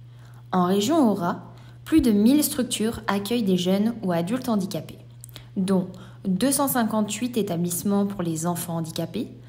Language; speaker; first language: French; native; French